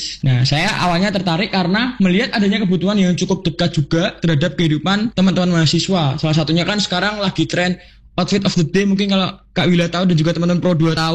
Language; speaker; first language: Indonesian; native; Indonesian